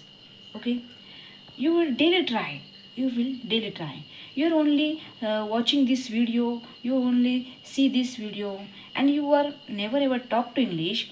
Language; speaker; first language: English; non-native, learner; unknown